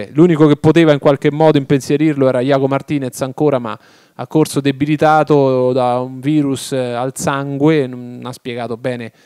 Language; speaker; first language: Italian; native; Italian